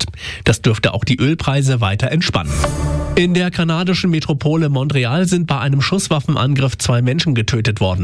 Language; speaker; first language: German; native; German